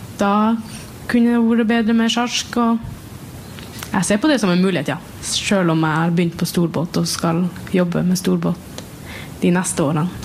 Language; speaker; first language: Norwegian; native; Norwegian